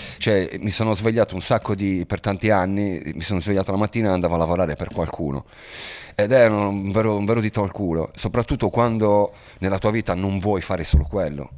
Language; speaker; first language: Italian; native; Italian